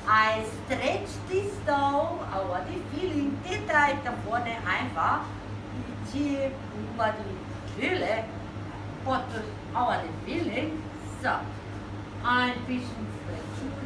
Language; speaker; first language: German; non-native, fluent; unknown